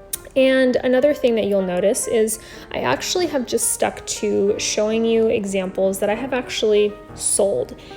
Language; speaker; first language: English; native; English